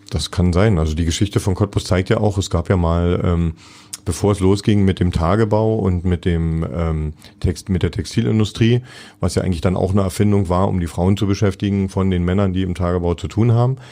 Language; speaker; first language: German; native; German